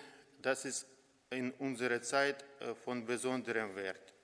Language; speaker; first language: German; non-native, learner; Ukrainian